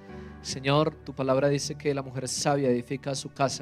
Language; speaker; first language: Spanish; native; Spanish